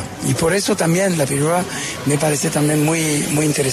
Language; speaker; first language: Spanish; non-native, fluent; French